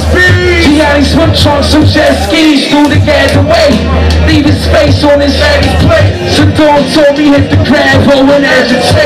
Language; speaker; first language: English; native; English